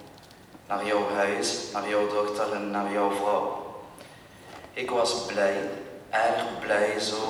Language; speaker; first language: Dutch; non-native, learner; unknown